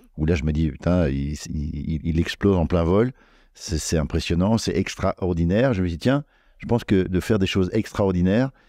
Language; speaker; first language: French; native; French